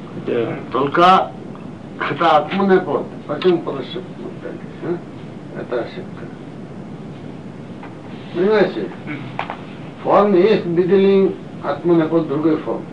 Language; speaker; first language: Russian; non-native, learner; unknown